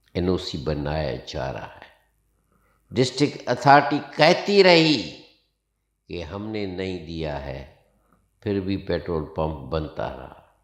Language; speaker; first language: Urdu; non-native, local second language; Sindhi